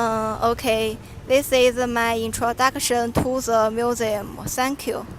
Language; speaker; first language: English; non-native, learner; Chinese